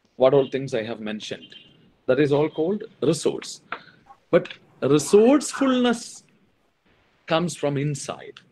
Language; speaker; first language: English; non-native, local second language; Malayalam